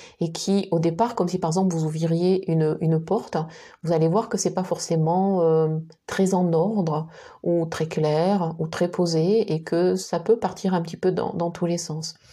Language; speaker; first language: French; native; French